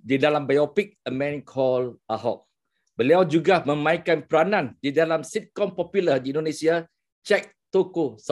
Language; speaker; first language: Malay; non-native, local second language; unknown